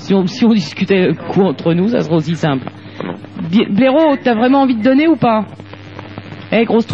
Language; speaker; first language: French; native; French